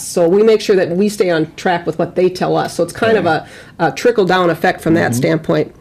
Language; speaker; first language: English; native; English